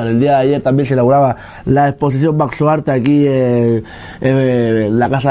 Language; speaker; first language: Spanish; native; Spanish